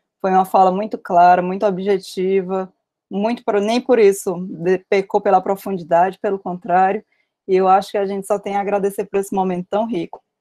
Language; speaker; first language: Portuguese; native; Portuguese